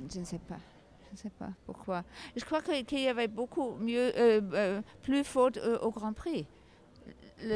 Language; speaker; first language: French; non-native, learner; German